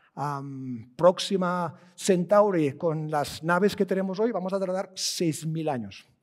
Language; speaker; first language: Spanish; native; Spanish